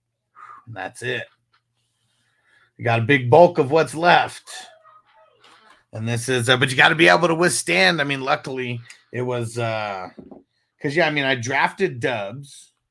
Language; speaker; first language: English; native; English